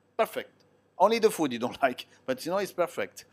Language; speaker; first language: English; non-native, learner; Italian